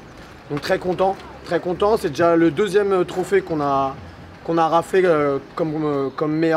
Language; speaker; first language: French; native; French